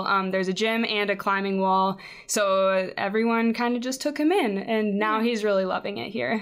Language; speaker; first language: English; native; English